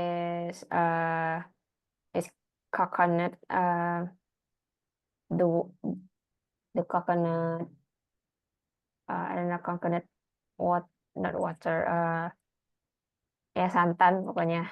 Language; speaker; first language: English; non-native, learner; Indonesian